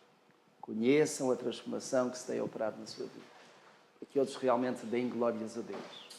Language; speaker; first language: Portuguese; native; Portuguese